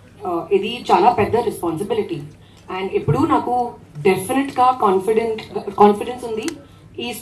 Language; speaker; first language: Telugu; non-native, learner; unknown